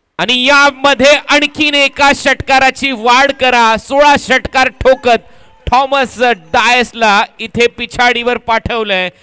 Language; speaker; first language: Marathi; native; Marathi